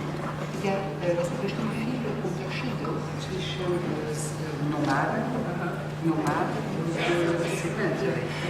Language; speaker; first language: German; non-native, learner; Kabyle